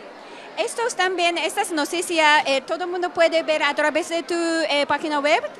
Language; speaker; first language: Spanish; non-native, learner; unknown